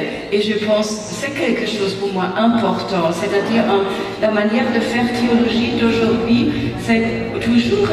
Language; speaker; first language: French; non-native, fluent; German